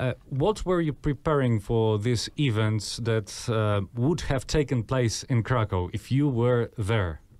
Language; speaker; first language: English; non-native, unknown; Polish